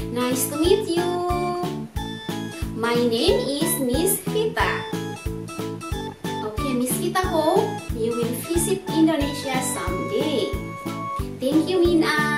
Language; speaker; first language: English; non-native, fluent; Indonesian